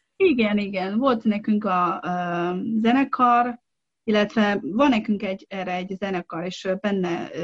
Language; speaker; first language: Hungarian; non-native, fluent; Chinese